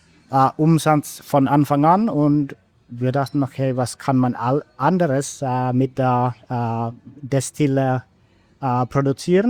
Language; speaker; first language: German; non-native, fluent; Finnish